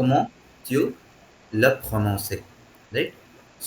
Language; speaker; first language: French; non-native, fluent; Hindi